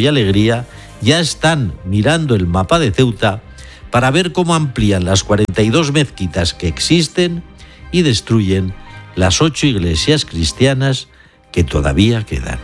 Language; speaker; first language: Spanish; native; Spanish